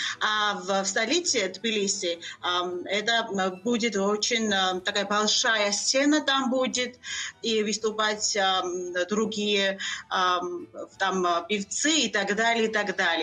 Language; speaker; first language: Russian; non-native, fluent; Georgian